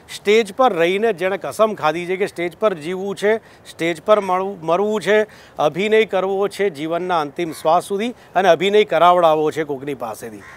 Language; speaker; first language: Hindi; non-native, local second language; Gujarati